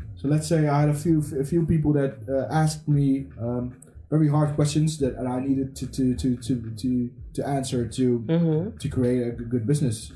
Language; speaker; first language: English; early bilingual, heritage; English